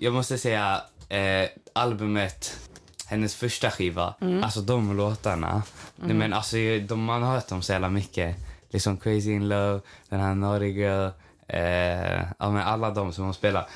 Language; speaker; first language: Swedish; native; Swedish